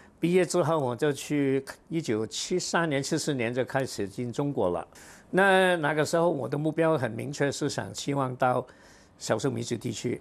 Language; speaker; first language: Chinese; non-native, local second language; Cantonese